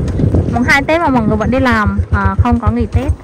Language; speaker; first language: Vietnamese; native; Vietnamese